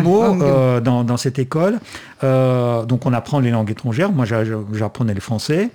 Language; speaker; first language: French; non-native, fluent; Russian